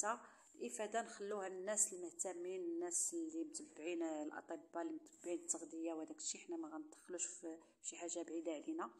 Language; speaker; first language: Arabic; native; Arabic